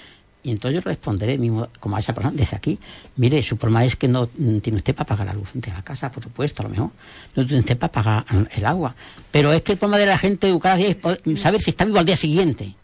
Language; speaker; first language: Spanish; native; Spanish